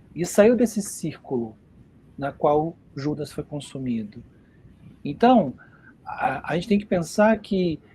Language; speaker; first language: Portuguese; native; Portuguese